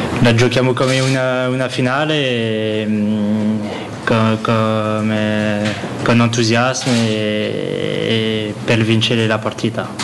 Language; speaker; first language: Italian; non-native, learner; French